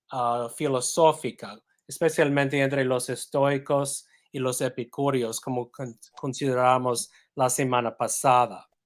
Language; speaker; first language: Spanish; non-native, fluent; English